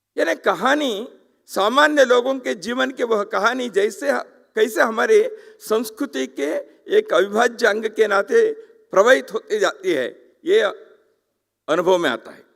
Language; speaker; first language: Hindi; non-native, local second language; Kannada